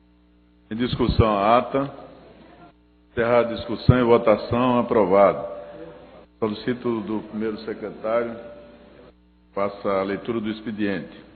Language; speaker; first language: Portuguese; native; Portuguese